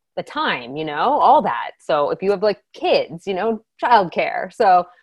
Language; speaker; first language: English; native; English